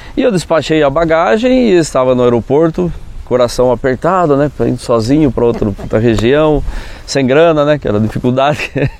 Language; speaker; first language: Portuguese; native; Portuguese